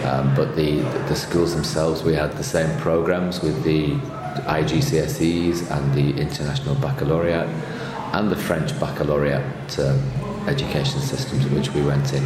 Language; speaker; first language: English; native; English